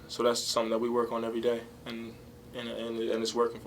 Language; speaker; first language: English; native; English